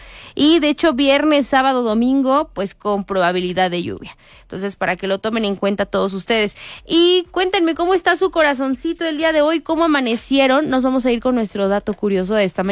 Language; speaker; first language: Spanish; native; Spanish